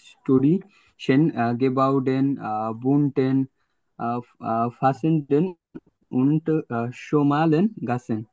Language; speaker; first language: German; non-native, learner; Bangla